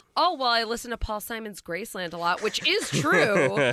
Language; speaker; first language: English; native; English